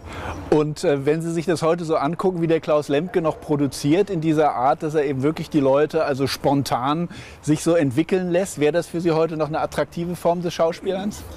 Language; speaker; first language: German; native; German